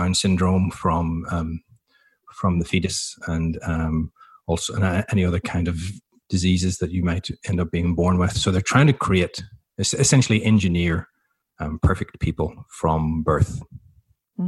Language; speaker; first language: English; native; English